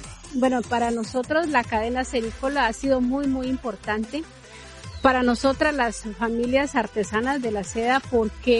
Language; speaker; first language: Spanish; native; Spanish